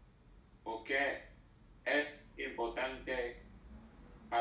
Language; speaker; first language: Spanish; non-native, learner; English